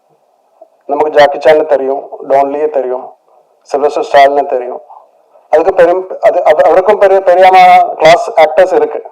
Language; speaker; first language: Tamil; non-native, learner; Malayalam